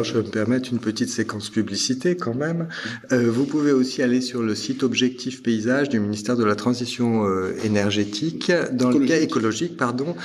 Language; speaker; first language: French; native; French